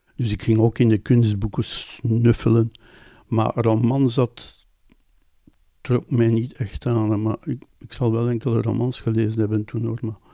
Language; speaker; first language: Dutch; native; Dutch